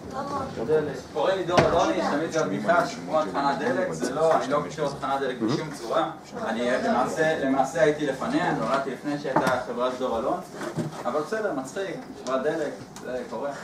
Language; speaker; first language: Hebrew; native; Hebrew